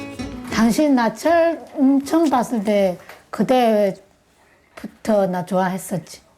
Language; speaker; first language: Korean; non-native, learner; Chinese